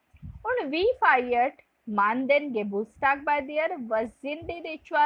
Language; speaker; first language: German; non-native, fluent; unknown